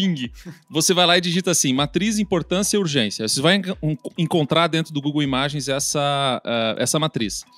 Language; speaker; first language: Portuguese; native; Portuguese